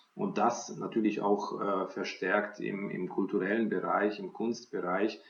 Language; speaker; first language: German; non-native, fluent; Hungarian